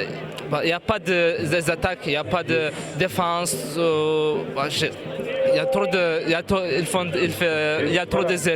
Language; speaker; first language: French; non-native, local second language; Wolof